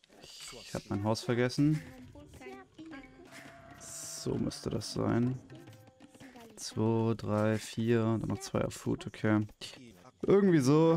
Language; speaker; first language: German; native; German